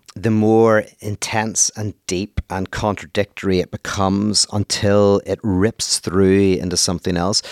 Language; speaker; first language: English; native; English